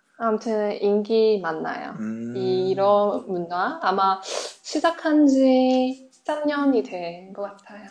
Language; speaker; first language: Korean; non-native, fluent; Chinese